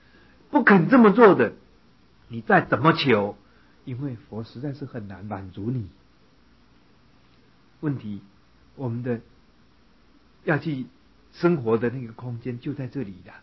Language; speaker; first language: Chinese; native; Chinese